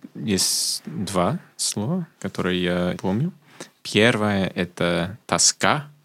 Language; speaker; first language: Russian; non-native, fluent; English